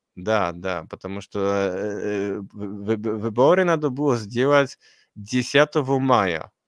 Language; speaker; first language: Russian; non-native, learner; Polish